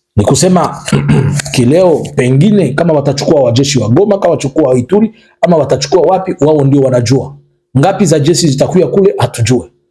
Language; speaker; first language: Swahili; native; Swahili